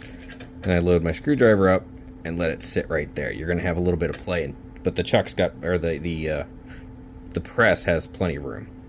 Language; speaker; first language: English; native; English